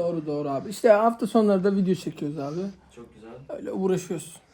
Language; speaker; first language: Turkish; native; Turkish